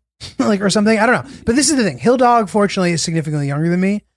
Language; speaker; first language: English; native; English